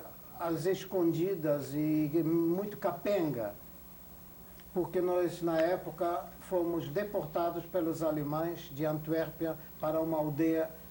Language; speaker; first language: Portuguese; non-native, fluent; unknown